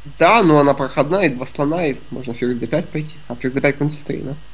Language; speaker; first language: Russian; native; Russian